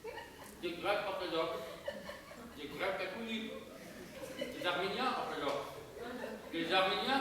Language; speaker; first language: French; non-native, local second language; Arabic